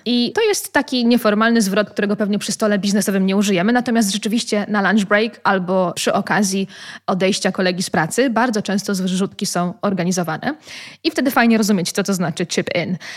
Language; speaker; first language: Polish; native; Polish